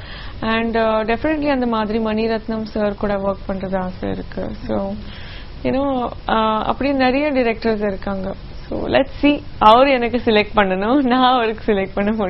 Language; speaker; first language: Tamil; non-native, local second language; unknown